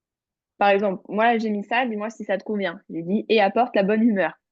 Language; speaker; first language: French; native; French